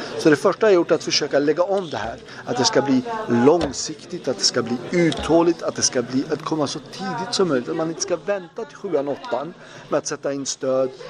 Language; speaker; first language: Swedish; early bilingual, other home language; Turoyo